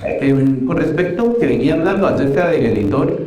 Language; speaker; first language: Spanish; native; Spanish